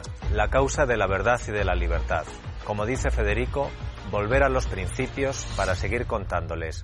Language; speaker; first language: Spanish; native; Spanish